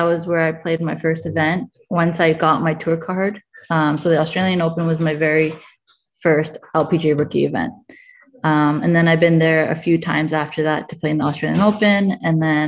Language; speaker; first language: English; native; English